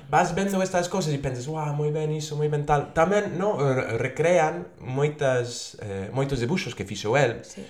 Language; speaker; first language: Galician; non-native, fluent; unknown